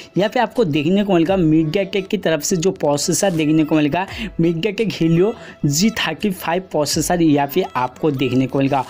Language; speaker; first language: Hindi; non-native, local second language; Bangla